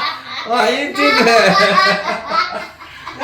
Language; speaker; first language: English; non-native, fluent; Korean